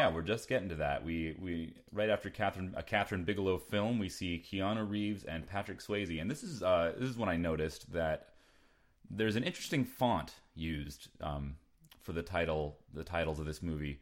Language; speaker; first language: English; native; English